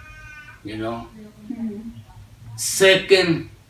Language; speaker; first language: English; non-native, learner; Spanish